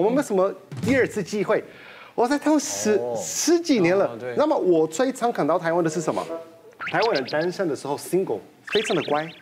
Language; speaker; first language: Chinese; non-native, fluent; Portuguese